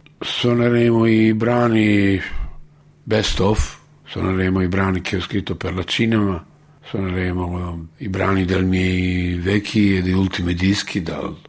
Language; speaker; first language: Italian; non-native, fluent; Bosnian